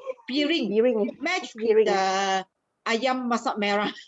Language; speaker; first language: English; non-native, local second language; Malay